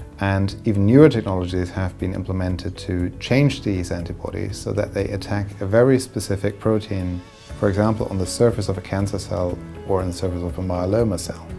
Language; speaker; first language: English; non-native, fluent; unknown